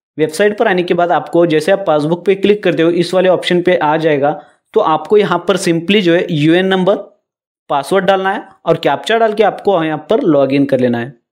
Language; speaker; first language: Hindi; non-native, local second language; Marathi